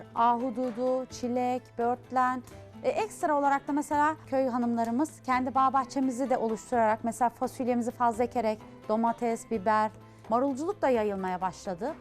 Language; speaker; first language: Turkish; native; Turkish